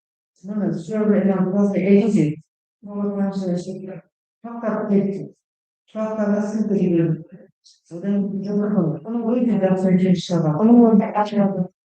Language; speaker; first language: Russian; non-native, local second language; Kazakh